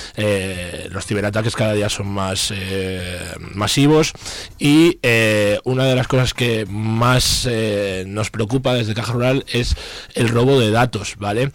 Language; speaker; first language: Spanish; native; Spanish